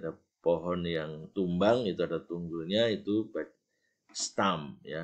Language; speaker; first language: Indonesian; native; Indonesian